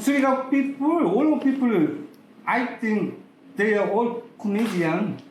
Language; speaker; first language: English; non-native, learner; Korean